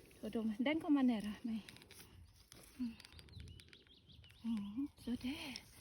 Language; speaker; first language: Swedish; non-native, learner; Thai